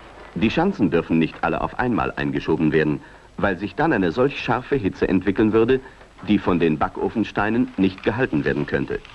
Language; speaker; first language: German; native; German